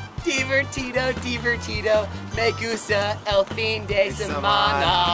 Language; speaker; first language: Spanish; non-native, learner; English